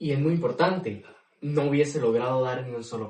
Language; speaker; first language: Spanish; native; Spanish